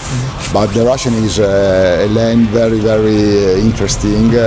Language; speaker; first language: English; non-native, learner; Italian